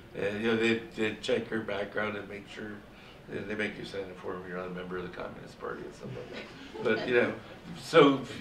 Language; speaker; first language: English; native; English